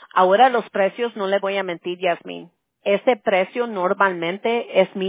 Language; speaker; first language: Spanish; early bilingual, heritage; Spanish